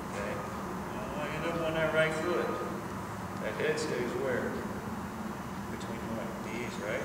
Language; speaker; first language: English; native; English